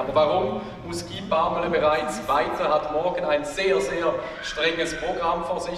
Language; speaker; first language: German; native; German